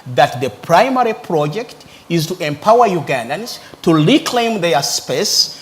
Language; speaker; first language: English; non-native, local second language; Ganda